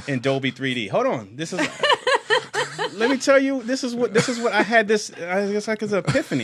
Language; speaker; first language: English; native; English